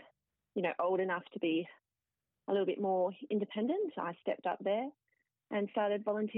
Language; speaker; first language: English; native; English